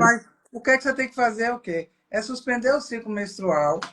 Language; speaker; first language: Portuguese; native; Portuguese